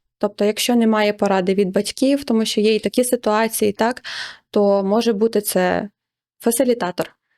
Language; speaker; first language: Ukrainian; native; Ukrainian